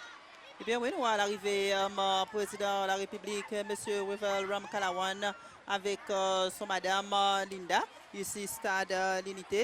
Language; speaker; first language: French; non-native, learner; Seselwa Creole French